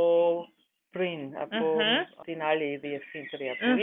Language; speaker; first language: Greek; non-native, learner; German